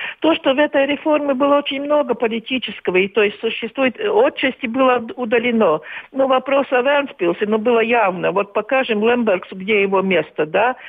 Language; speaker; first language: Russian; non-native, local second language; Latvian